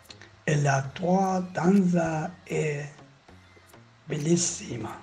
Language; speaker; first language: Italian; non-native, learner; Persian